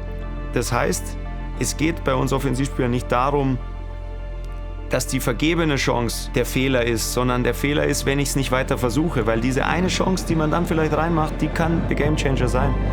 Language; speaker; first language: German; native; German